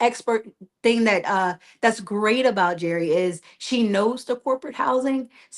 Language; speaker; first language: English; native; English